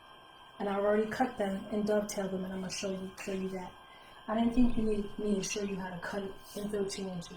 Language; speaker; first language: English; native; English